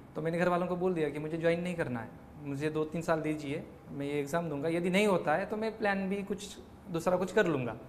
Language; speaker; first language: Hindi; non-native, local second language; Marathi